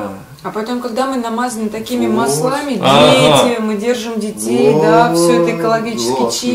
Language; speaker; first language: Russian; native; Russian